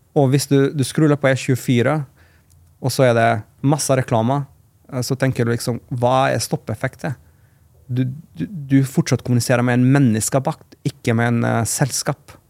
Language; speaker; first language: Norwegian; non-native, fluent; Macedonian